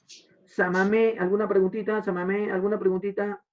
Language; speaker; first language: Spanish; native; Spanish